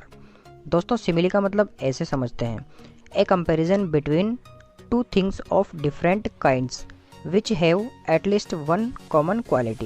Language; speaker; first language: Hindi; native; Hindi